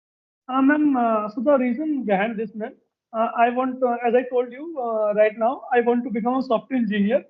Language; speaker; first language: English; non-native, learner; Hindi